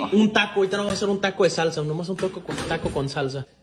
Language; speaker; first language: Spanish; native; Spanish